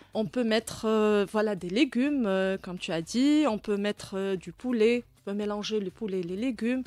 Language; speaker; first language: French; non-native, local second language; Arabic